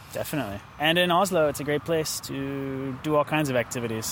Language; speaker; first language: English; native; English